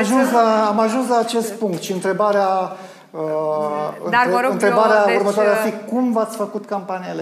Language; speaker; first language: Romanian; native; Romanian